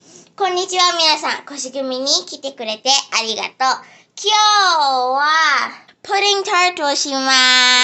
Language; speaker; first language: Japanese; early bilingual, heritage; English